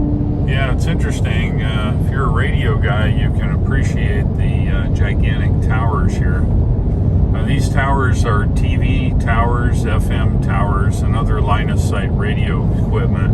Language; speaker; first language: English; native; English